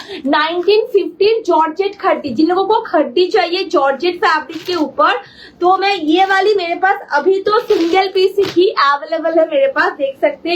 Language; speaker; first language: Hindi; non-native, local second language; Bangla